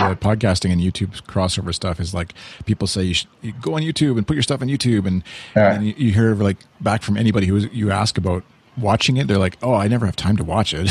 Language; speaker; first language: English; native; English